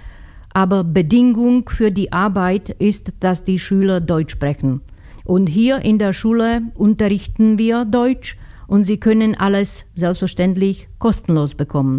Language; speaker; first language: German; non-native, fluent; Slovak